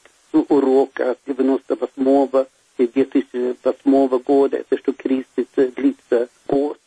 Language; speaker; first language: Russian; non-native, fluent; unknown